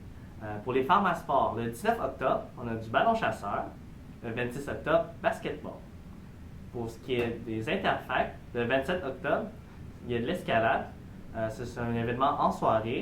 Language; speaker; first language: French; native; French